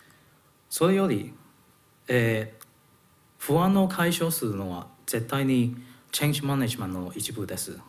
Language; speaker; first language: Japanese; non-native, learner; Cantonese